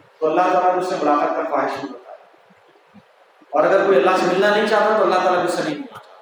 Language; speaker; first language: Urdu; native; Urdu